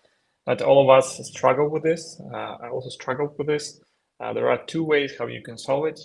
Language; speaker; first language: English; non-native, fluent; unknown